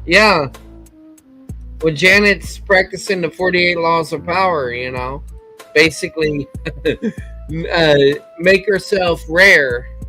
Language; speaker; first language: English; native; English